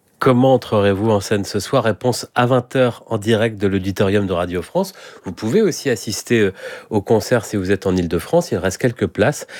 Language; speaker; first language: French; native; French